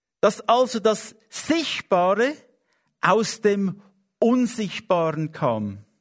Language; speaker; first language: German; non-native, fluent; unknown